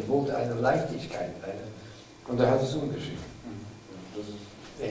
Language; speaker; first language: German; non-native, fluent; English